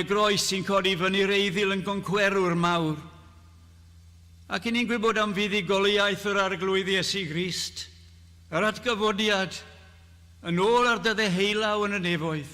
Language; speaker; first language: Welsh; native; Welsh